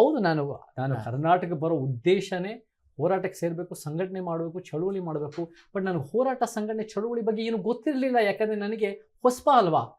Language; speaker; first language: Kannada; early bilingual, heritage; Kannada